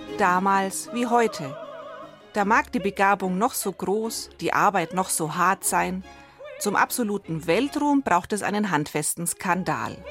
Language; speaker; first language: German; native; German